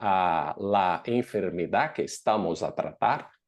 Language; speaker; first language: Spanish; non-native, fluent; Portuguese